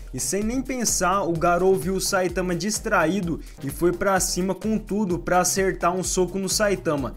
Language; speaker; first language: Portuguese; native; Portuguese